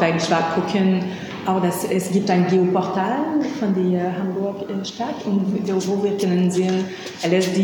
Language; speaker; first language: German; non-native, learner; French